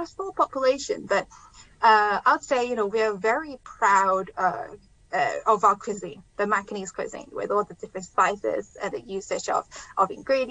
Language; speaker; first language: English; native; English